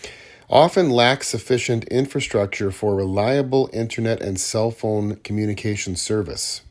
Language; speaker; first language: English; native; English